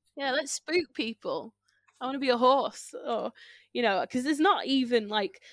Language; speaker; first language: English; native; English